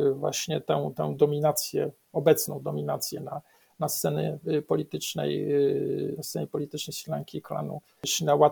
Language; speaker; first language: Polish; native; Polish